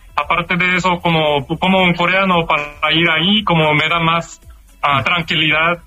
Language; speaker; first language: Spanish; non-native, learner; Korean